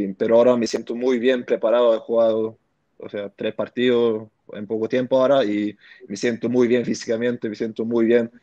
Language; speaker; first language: Spanish; early bilingual, heritage; Swedish